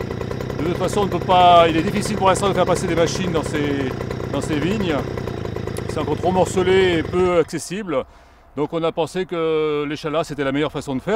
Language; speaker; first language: French; native; French